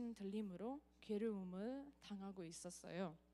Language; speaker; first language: Korean; non-native, fluent; Nepali